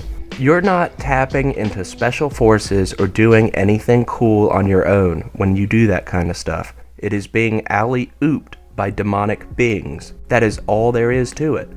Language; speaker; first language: English; native; English